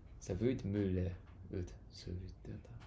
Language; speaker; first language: Estonian; non-native, learner; English